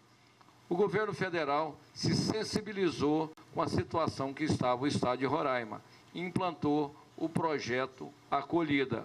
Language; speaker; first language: Portuguese; native; Portuguese